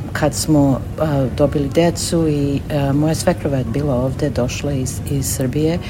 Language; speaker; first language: Serbian; early bilingual, heritage; Serbian